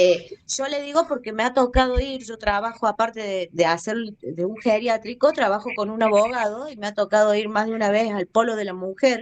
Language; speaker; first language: Spanish; native; Spanish